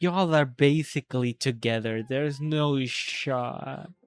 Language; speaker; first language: English; native; English